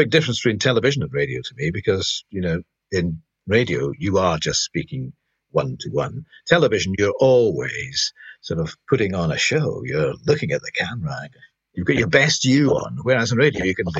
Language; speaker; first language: English; native; English